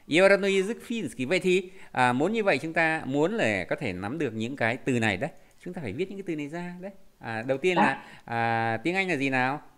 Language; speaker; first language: Vietnamese; native; Vietnamese